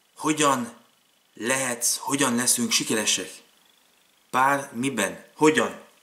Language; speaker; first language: Hungarian; early bilingual, other home language; German